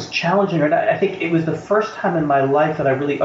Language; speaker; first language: English; native; English